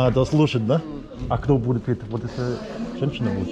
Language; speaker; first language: Russian; non-native, learner; English